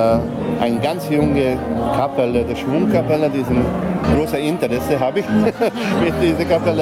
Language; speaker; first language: German; non-native, local second language; Hungarian